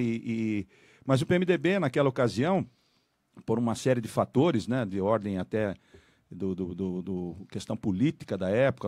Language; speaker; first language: Portuguese; native; Portuguese